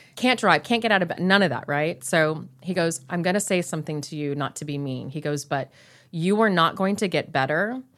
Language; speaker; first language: English; native; English